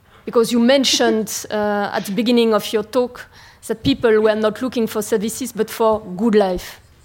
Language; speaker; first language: English; non-native, fluent; French